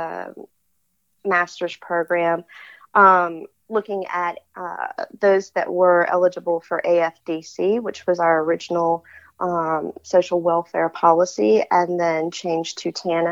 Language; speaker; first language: English; native; English